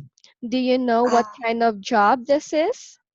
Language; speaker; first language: English; non-native, local second language; Filipino